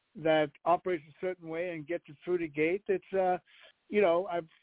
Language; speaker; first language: English; non-native, fluent; Danish